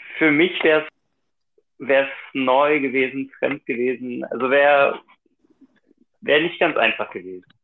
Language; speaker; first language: German; native; German